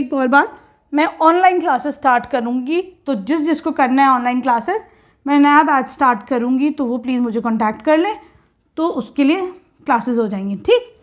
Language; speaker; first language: Hindi; native; Hindi